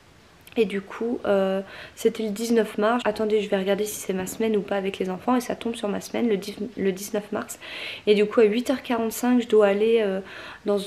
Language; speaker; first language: French; native; French